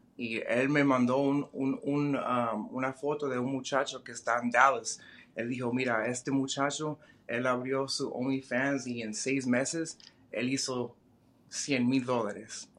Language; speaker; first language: Spanish; early bilingual, heritage; Spanish